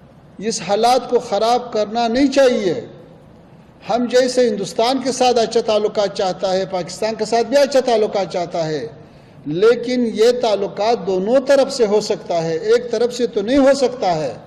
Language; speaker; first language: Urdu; non-native, fluent; Pashto